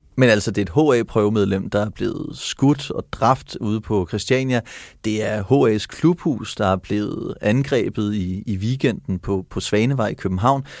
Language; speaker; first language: Danish; native; Danish